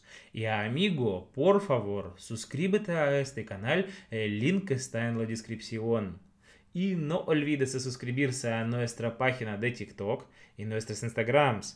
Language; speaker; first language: Spanish; non-native, fluent; Russian